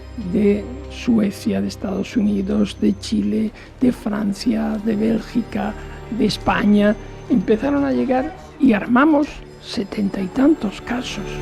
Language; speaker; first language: Spanish; native; Spanish